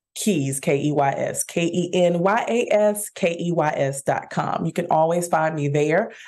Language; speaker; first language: English; native; English